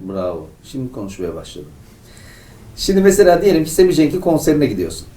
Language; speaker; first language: Turkish; native; Turkish